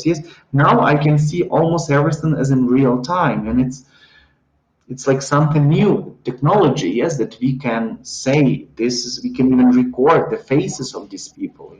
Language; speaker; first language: English; non-native, fluent; Ukrainian